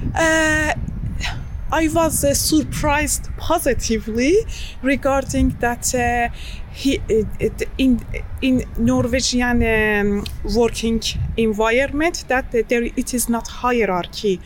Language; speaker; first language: English; non-native, learner; Persian